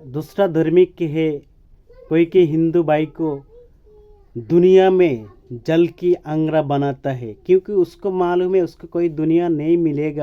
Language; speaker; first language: Hindi; non-native, learner; Bangla